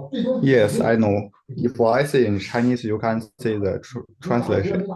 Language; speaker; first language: English; non-native, learner; Chinese